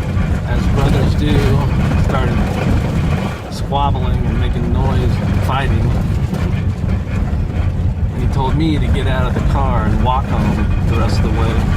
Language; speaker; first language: English; native; English